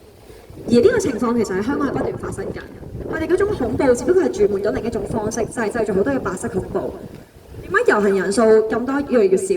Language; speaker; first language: Cantonese; native; Cantonese